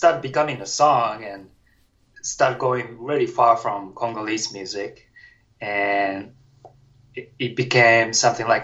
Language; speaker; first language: English; non-native, fluent; Japanese